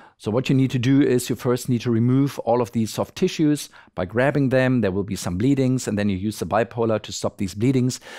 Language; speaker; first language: English; non-native, fluent; German